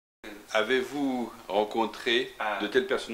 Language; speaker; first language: French; native; French